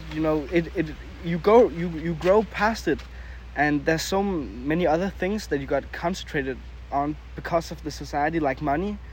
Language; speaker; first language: English; non-native, fluent; Danish